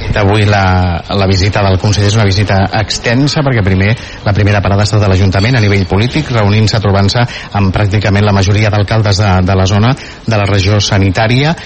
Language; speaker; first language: Catalan; native; Catalan